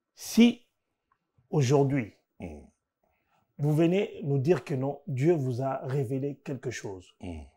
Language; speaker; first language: French; non-native, local second language; Lingala